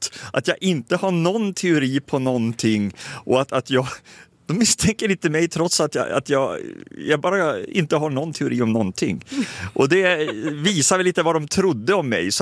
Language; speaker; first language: Swedish; native; Swedish